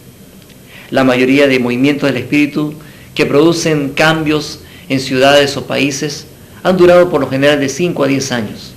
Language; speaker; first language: Spanish; native; Spanish